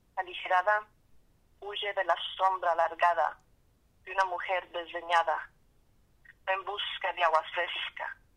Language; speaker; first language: Spanish; early bilingual, heritage; Spanish